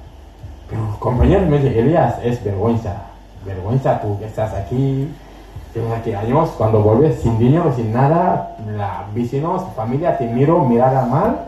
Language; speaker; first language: Spanish; non-native, learner; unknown